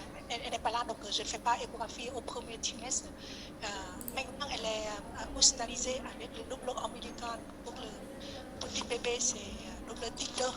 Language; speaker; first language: French; non-native, learner; Vietnamese